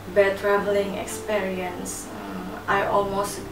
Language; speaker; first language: English; non-native, learner; Indonesian